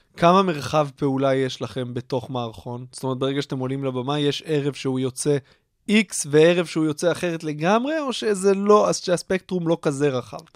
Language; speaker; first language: Hebrew; native; Hebrew